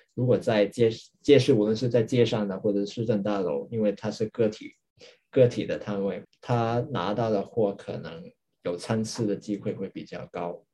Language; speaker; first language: Chinese; non-native, local second language; Cantonese